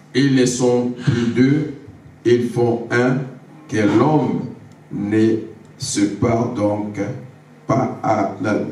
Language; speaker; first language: French; non-native, local second language; Lingala